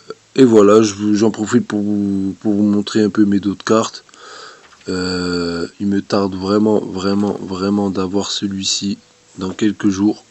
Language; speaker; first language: French; native; French